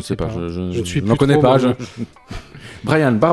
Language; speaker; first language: French; native; French